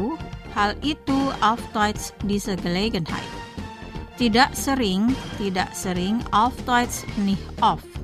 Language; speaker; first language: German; non-native, fluent; Indonesian